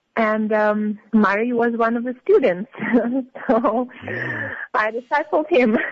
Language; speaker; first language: English; non-native, fluent; Russian